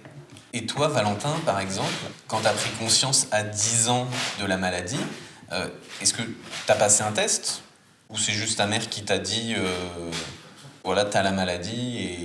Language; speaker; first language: French; native; French